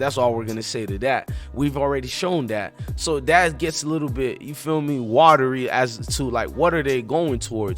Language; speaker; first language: English; native; English